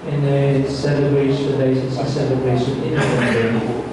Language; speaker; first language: English; non-native, local second language; Filipino